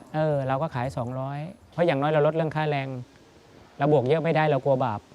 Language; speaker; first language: Thai; native; Thai